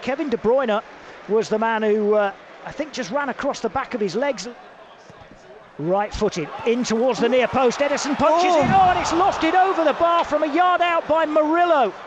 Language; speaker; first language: English; native; English